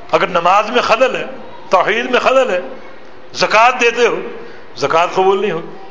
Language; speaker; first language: Urdu; native; Urdu